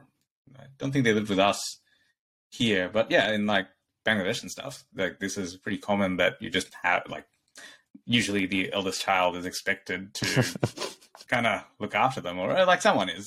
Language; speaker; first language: English; non-native, local second language; Bangla